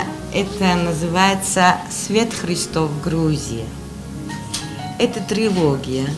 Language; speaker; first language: Ukrainian; non-native, learner; Georgian